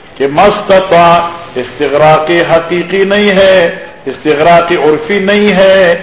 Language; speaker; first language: Urdu; non-native, local second language; Northern Hindko